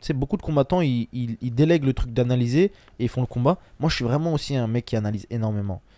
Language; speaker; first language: French; early bilingual, other home language; Chechen